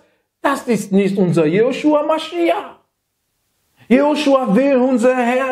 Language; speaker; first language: German; non-native, learner; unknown